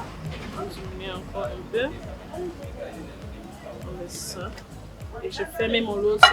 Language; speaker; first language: French; non-native, local second language; English